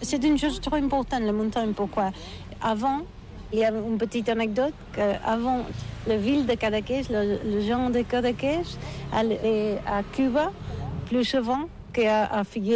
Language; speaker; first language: French; non-native, learner; Catalan